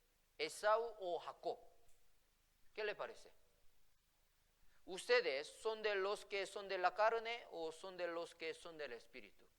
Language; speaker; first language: Spanish; non-native, fluent; Korean